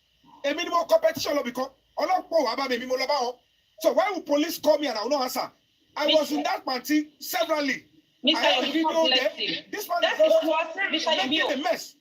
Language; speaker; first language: English; non-native, local second language; Yoruba